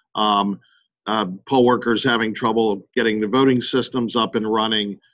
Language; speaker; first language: English; native; English